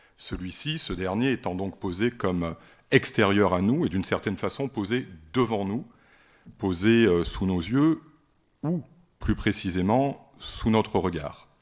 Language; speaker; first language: French; native; French